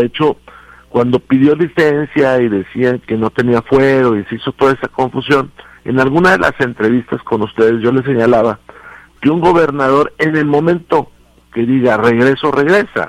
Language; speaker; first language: Spanish; native; Spanish